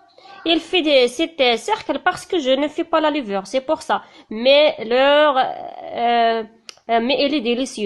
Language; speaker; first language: French; non-native, learner; Tachelhit